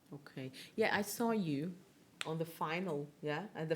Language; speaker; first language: English; non-native, learner; Portuguese